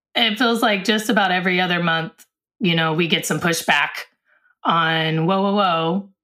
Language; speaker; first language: English; native; English